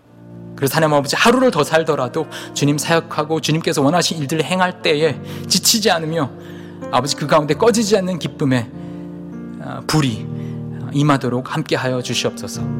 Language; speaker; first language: Korean; native; Korean